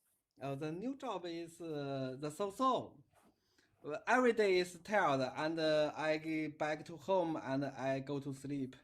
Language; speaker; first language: English; non-native, learner; Chinese